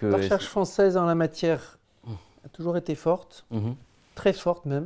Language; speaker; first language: French; native; French